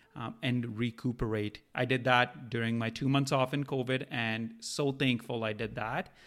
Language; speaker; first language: English; non-native, local second language; Punjabi